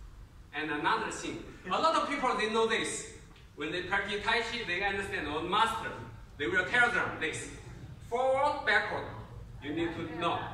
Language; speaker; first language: English; non-native, learner; Chinese